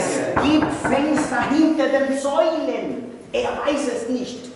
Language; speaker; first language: German; non-native, learner; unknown